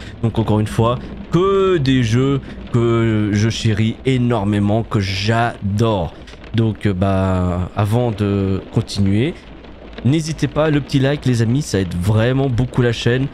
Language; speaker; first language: French; native; French